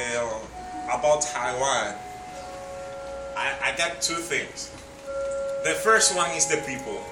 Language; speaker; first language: English; non-native, fluent; Spanish